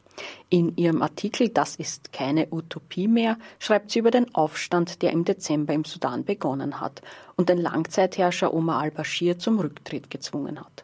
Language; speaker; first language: German; native; German